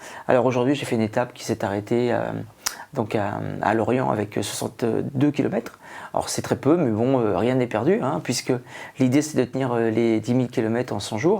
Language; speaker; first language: French; native; French